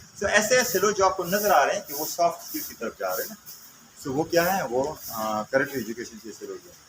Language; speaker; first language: Urdu; non-native, local second language; Pashto